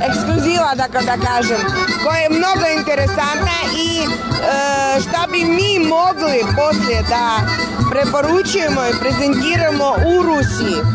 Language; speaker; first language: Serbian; non-native, fluent; Russian